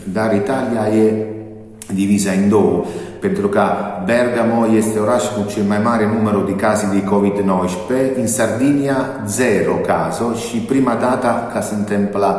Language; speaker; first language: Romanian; non-native, learner; Italian